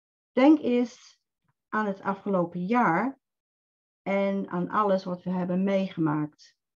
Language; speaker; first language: Dutch; non-native, fluent; English